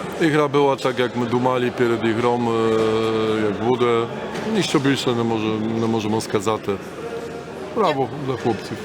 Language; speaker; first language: Ukrainian; non-native, learner; Polish